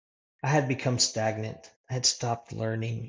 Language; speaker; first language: English; native; English